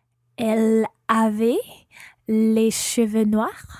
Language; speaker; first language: French; non-native, learner; English